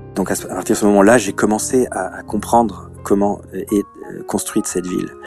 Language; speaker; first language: French; native; French